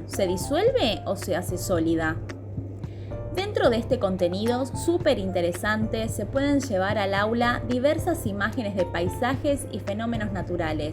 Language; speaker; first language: Spanish; native; Spanish